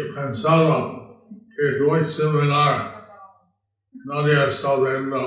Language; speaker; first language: Spanish; non-native, learner; English